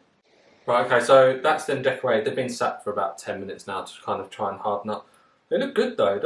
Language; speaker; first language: English; native; English